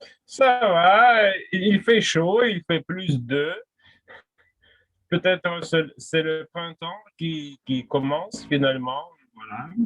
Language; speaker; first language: French; non-native, fluent; Russian